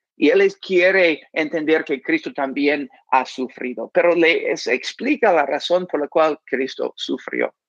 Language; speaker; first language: Spanish; non-native, fluent; English